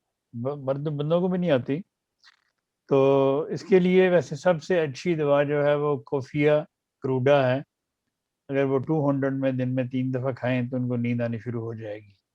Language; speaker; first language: Urdu; native; Urdu